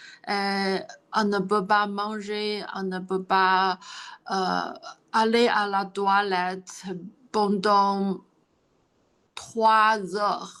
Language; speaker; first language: French; non-native, learner; Chinese